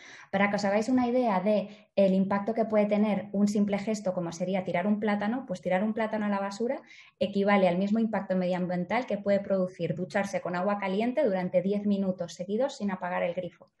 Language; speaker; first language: Spanish; native; Spanish